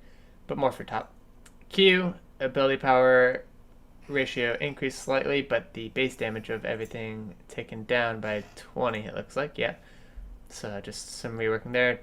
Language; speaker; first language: English; native; English